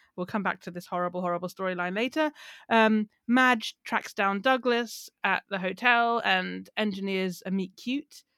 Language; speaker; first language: English; native; English